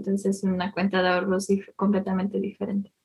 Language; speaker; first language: Spanish; early bilingual, heritage; Spanish